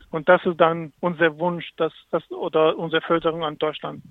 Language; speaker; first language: German; non-native, fluent; Kurdish